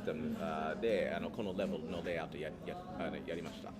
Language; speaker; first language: Japanese; non-native, learner; English